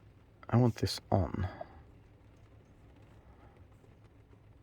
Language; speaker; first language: English; non-native, fluent; Swedish